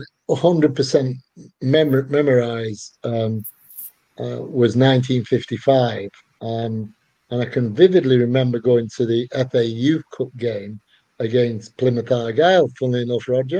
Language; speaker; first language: English; native; English